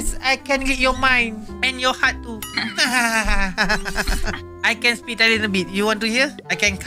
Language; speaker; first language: English; non-native, learner; Malay